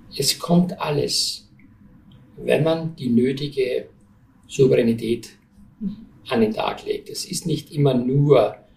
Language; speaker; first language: German; native; German